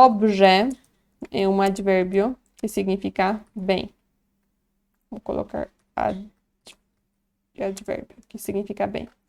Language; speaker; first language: Portuguese; non-native, fluent; Polish